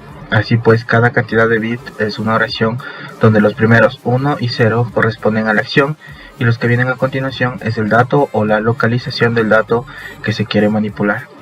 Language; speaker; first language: Spanish; native; Spanish